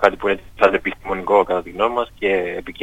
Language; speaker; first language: Greek; native; Greek